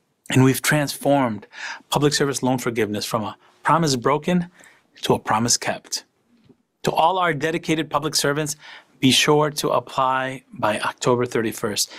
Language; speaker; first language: English; early bilingual, other home language; Spanish